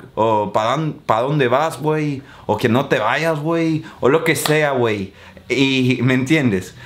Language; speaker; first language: Spanish; non-native, fluent; English